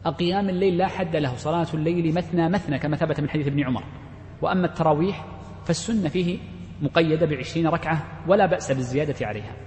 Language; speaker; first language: Arabic; native; Arabic